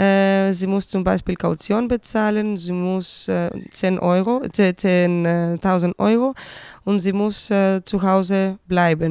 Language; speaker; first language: German; non-native, fluent; Greek